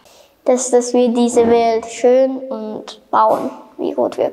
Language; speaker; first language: German; early bilingual, other home language; Hungarian